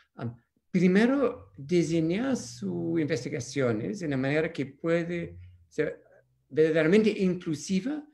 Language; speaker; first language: Spanish; non-native, fluent; English